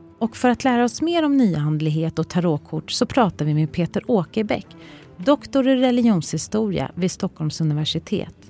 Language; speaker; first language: Swedish; native; Swedish